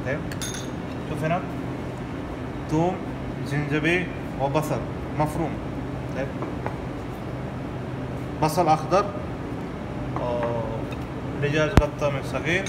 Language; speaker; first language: Arabic; non-native, learner; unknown